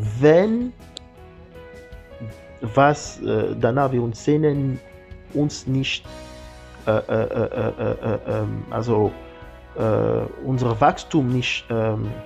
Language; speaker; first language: German; non-native, learner; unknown